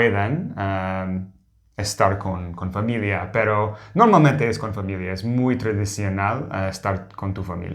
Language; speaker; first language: Spanish; non-native, fluent; English